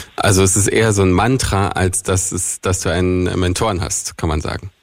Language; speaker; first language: German; native; German